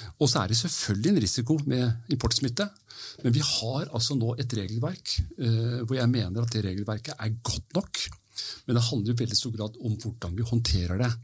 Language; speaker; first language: Norwegian; early bilingual, heritage; Norwegian